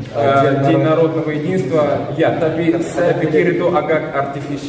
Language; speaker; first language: Indonesian; non-native, fluent; Russian